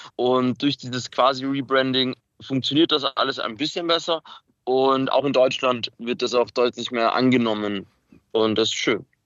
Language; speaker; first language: German; early bilingual, other home language; Macedonian